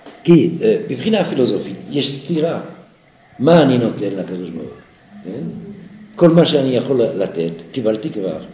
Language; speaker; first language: Hebrew; non-native, fluent; French